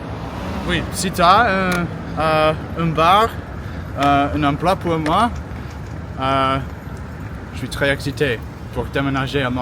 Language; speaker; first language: French; non-native, local second language; English